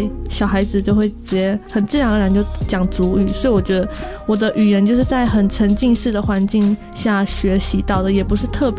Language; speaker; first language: Chinese; non-native, local second language; Amis